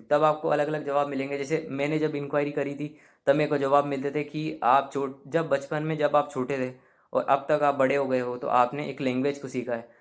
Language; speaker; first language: Hindi; native; Hindi